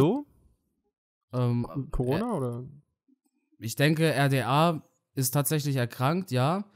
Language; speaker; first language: German; native; German